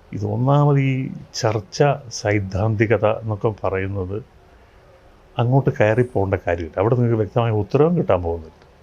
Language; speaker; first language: Malayalam; native; Malayalam